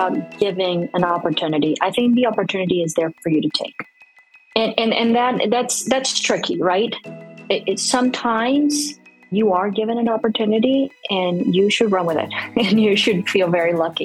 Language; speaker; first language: English; non-native, fluent; Spanish